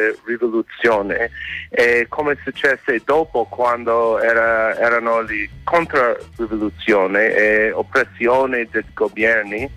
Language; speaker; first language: Italian; non-native, fluent; English